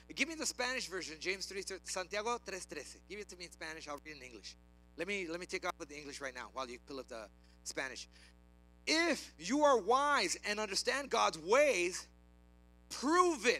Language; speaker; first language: English; early bilingual, other home language; Spanish